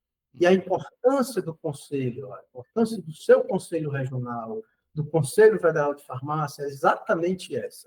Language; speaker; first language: Portuguese; native; Portuguese